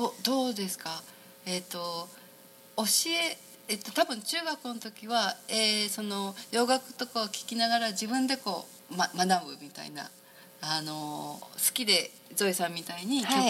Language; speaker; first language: Japanese; native; Japanese